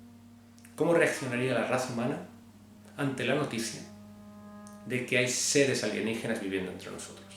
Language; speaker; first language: Spanish; native; Spanish